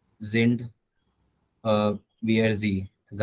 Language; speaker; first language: German; non-native, learner; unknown